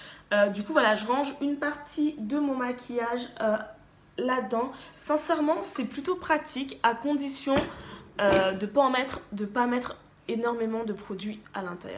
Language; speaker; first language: French; native; French